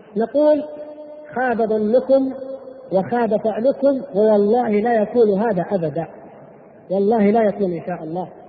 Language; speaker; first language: Arabic; native; Arabic